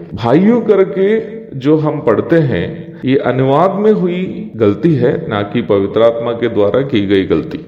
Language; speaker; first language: Hindi; non-native, local second language; Malayalam